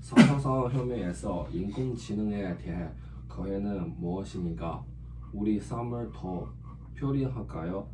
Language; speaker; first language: Korean; non-native, learner; Chinese